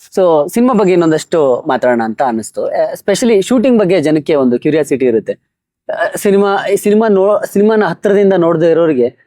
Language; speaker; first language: Kannada; native; Kannada